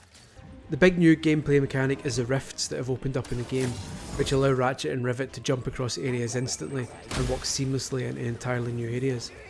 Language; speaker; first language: English; native; English